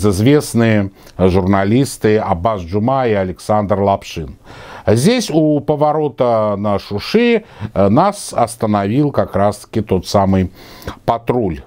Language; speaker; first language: Russian; native; Russian